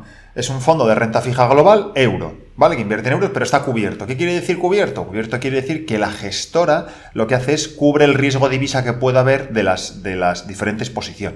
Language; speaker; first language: Spanish; native; Spanish